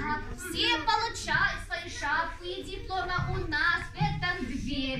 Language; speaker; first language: Russian; non-native, learner; Ukrainian